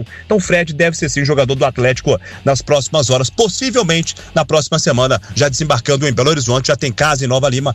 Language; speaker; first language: Portuguese; native; Portuguese